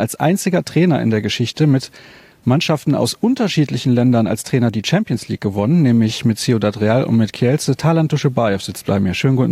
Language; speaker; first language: German; native; German